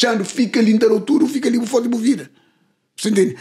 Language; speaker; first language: Portuguese; non-native, local second language; Kabuverdianu